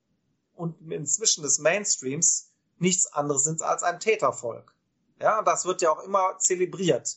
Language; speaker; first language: German; native; German